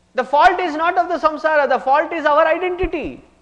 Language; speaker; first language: English; non-native, local second language; Hindi